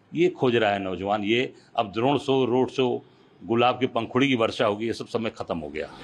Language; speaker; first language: Hindi; native; Hindi